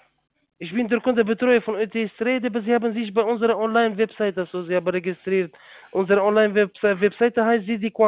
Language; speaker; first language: German; non-native, learner; Arabic